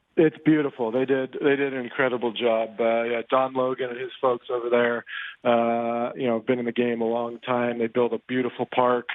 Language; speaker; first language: English; native; English